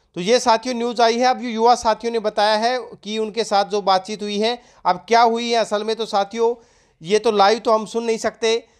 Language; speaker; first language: Hindi; native; Hindi